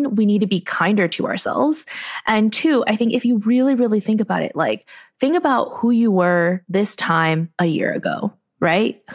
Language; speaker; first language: English; native; English